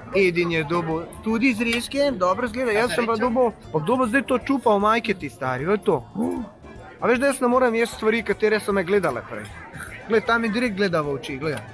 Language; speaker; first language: Slovenian; native; Slovenian